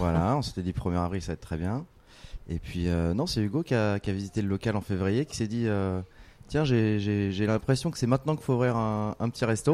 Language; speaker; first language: French; native; French